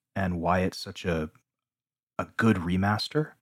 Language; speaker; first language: English; native; English